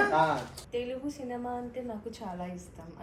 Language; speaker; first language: Telugu; non-native, learner; Hindi